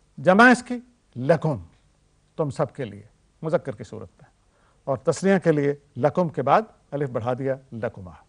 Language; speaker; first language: Urdu; native; Urdu